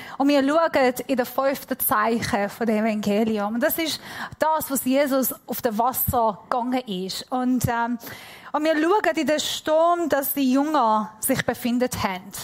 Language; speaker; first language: German; non-native, fluent; Persian